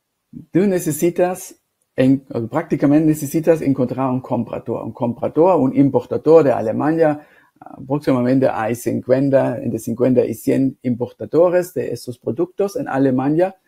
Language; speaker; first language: Spanish; non-native, fluent; German